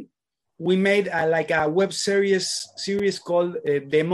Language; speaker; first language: English; non-native, learner; Spanish